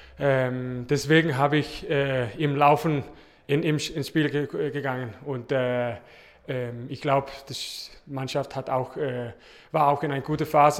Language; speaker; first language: German; non-native, fluent; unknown